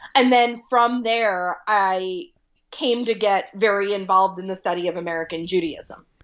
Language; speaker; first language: English; early bilingual, other home language; Hindi